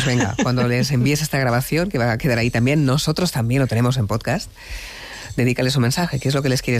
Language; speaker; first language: Spanish; native; Spanish